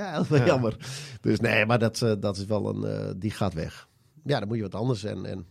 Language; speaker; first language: Dutch; native; Dutch